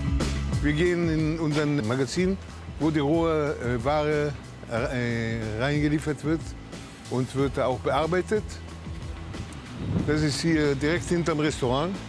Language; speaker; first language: German; early bilingual, heritage; German